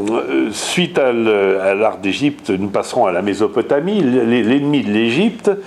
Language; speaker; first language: French; native; French